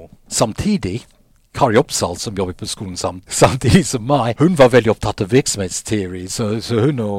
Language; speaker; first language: Norwegian; non-native, fluent; English